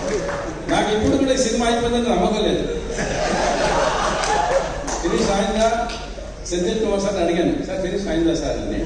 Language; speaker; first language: Telugu; non-native, local second language; Kannada